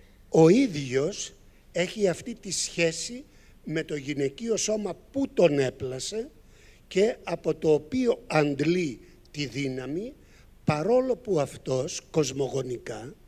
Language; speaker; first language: Greek; native; Greek